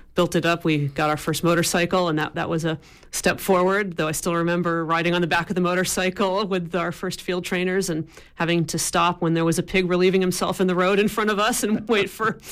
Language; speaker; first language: English; native; English